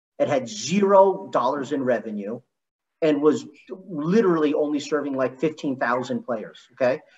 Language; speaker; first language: English; native; English